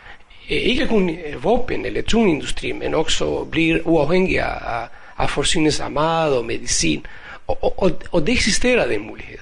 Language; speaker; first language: Danish; non-native, fluent; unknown